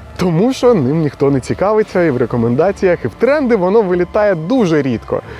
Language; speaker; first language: Ukrainian; non-native, local second language; Russian